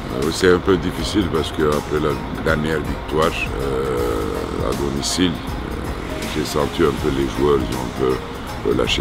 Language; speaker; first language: French; non-native, fluent; Turkish